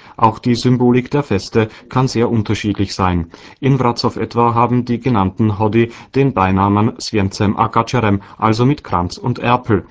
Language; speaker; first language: German; native; German